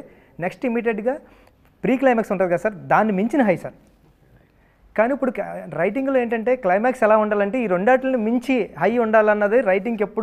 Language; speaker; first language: Telugu; native; Telugu